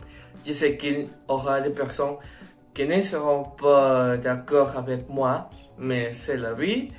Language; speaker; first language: French; non-native, learner; Spanish